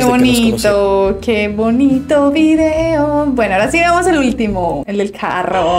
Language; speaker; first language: Spanish; native; Spanish